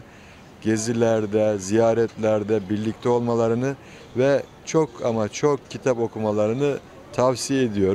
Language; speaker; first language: Turkish; native; Turkish